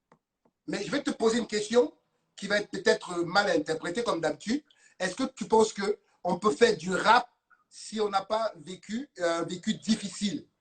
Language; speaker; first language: French; native; French